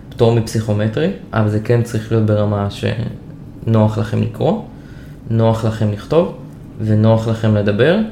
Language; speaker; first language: Hebrew; native; Hebrew